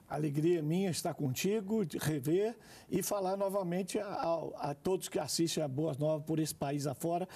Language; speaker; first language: Portuguese; native; Portuguese